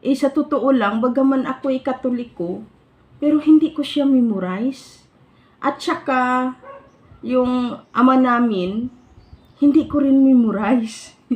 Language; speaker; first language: Filipino; non-native, local second language; Hiligaynon